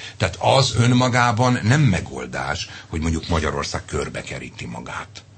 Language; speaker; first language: Hungarian; native; Hungarian